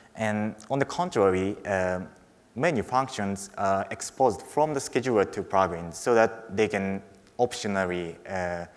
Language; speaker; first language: English; non-native, fluent; Japanese